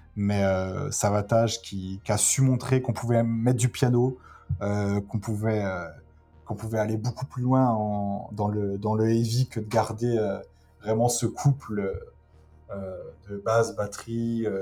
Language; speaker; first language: French; native; French